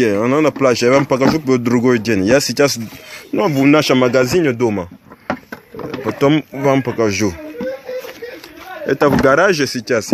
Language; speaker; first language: Russian; non-native, learner; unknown